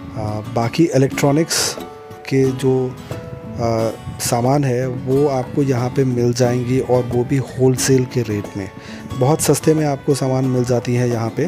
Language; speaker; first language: Hindi; native; Hindi